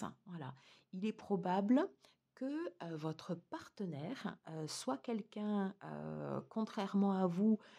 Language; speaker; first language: French; native; French